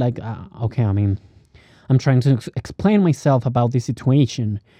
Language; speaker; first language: English; non-native, learner; Spanish